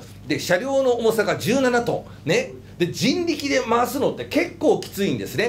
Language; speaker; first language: Japanese; native; Japanese